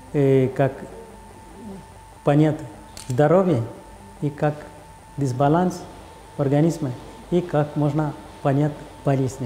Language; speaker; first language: Russian; non-native, learner; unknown